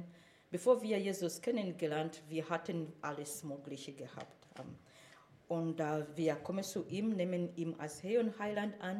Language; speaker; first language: German; non-native, fluent; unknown